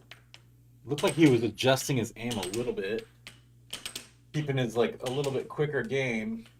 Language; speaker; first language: English; native; English